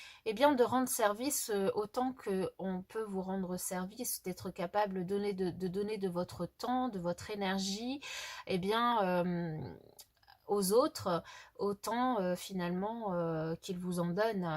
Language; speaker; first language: French; native; French